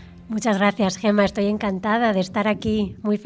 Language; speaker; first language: Spanish; native; Spanish